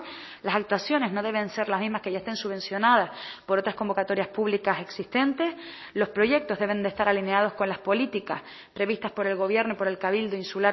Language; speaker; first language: Spanish; native; Spanish